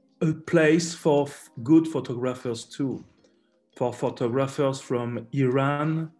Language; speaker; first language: English; non-native, learner; French